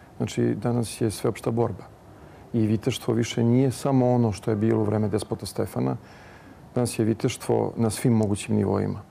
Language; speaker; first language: Serbian; early bilingual, heritage; Serbian